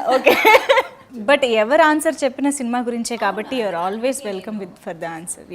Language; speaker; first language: Telugu; native; Telugu